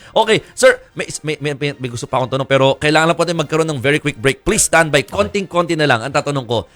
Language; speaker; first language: Filipino; native; Filipino